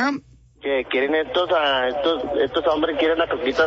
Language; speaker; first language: Spanish; native; Spanish